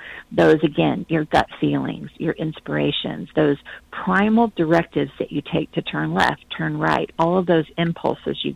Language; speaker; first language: English; native; English